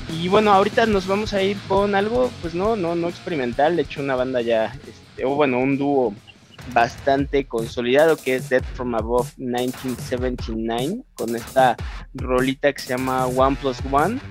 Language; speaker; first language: Spanish; native; Spanish